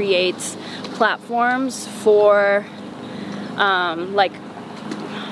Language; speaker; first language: English; early bilingual, other home language; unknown